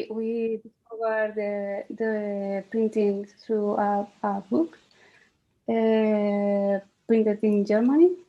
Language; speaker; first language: English; non-native, learner; Spanish